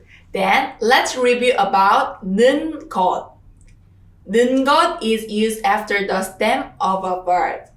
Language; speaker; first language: English; non-native, fluent; Korean